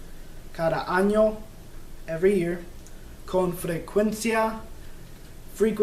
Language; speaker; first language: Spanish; non-native, learner; English